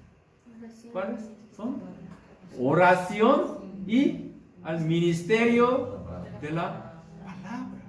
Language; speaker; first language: Spanish; non-native, fluent; Korean